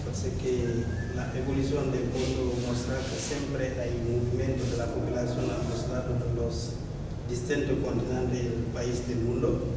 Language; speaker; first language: Spanish; non-native, learner; Wolof